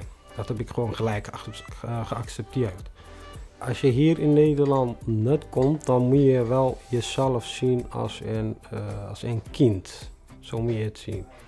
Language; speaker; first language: Dutch; non-native, fluent; Tigrinya